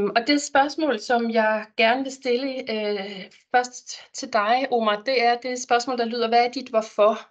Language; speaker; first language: Danish; native; Danish